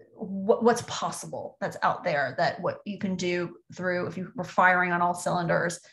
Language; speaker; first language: English; native; English